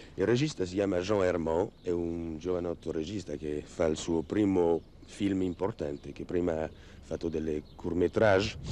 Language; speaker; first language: Italian; non-native, learner; French